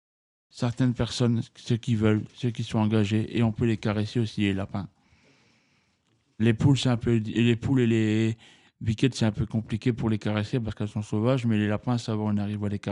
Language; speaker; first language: French; native; French